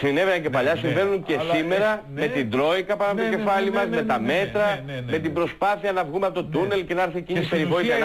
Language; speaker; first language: Greek; native; Greek